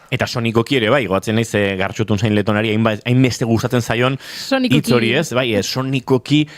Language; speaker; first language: Basque; native; Basque